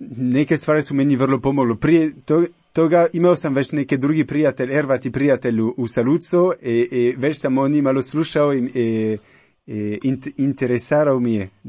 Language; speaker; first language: Croatian; non-native, learner; French